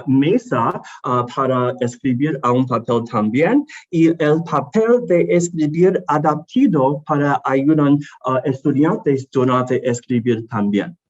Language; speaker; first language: Spanish; non-native, learner; English